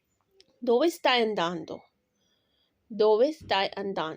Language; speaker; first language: Italian; non-native, fluent; Urdu